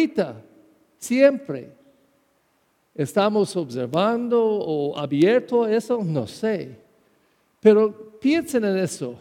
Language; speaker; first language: Spanish; non-native, fluent; English